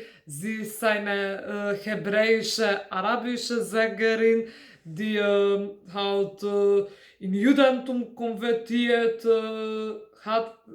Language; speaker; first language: German; non-native, fluent; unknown